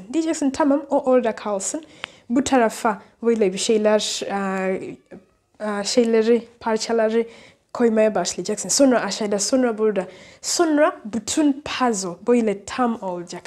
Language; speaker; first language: Turkish; non-native, learner; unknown